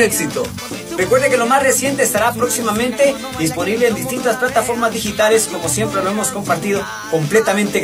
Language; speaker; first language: Spanish; native; Spanish